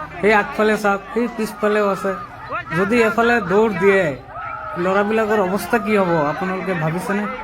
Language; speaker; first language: Assamese; non-native, local second language; Bangla